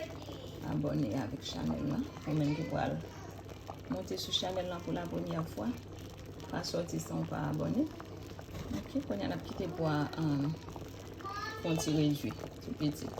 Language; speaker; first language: French; non-native, learner; Haitian Creole